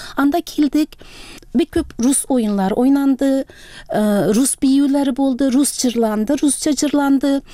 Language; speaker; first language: Tatar; early bilingual, heritage; Tatar